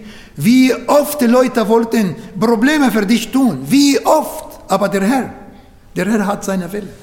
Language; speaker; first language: German; non-native, learner; Arabic